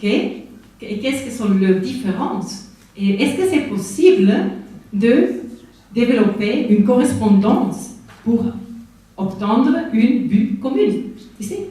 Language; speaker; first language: French; non-native, fluent; Spanish